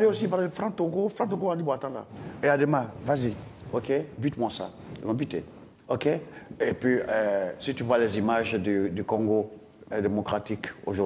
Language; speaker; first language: French; non-native, local second language; Dyula